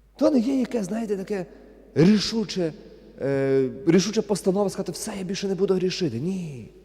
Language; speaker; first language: Ukrainian; native; Ukrainian